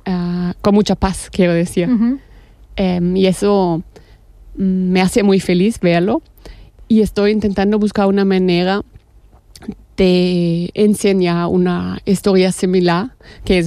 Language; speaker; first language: Spanish; non-native, fluent; German